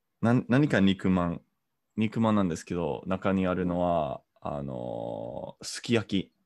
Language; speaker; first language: Japanese; non-native, fluent; English